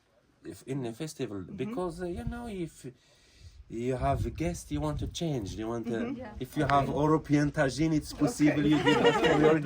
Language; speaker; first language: English; non-native, learner; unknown